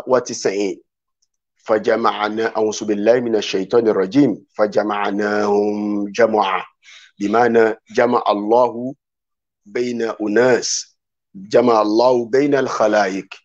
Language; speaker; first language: Arabic; non-native, fluent; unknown